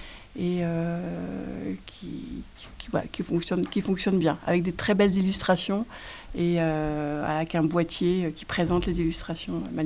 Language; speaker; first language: French; native; French